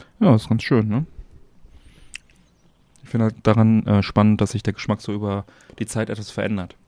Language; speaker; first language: German; native; German